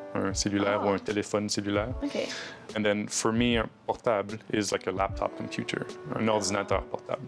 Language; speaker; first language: English; native; English